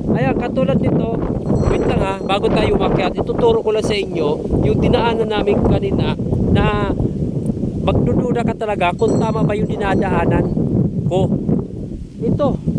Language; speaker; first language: Filipino; native; Filipino